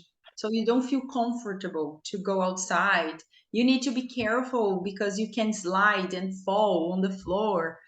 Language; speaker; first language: English; non-native, fluent; Portuguese